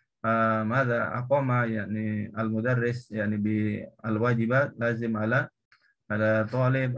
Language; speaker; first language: Arabic; non-native, learner; Indonesian